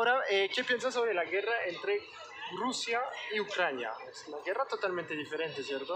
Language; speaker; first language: Spanish; non-native, fluent; French